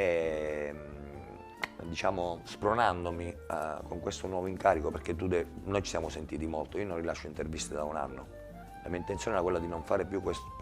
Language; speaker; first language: Italian; native; Italian